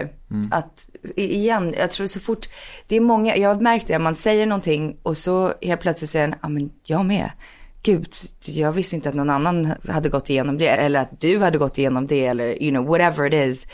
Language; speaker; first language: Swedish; early bilingual, heritage; Swedish